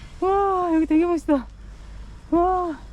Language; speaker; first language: Korean; native; Korean